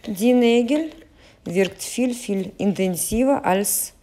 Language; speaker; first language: German; non-native, fluent; Russian